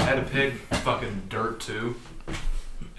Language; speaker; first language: English; native; English